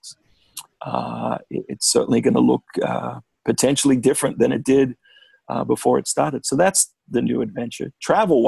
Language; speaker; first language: English; native; English